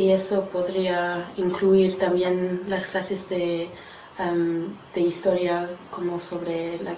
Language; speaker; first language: Spanish; non-native, learner; English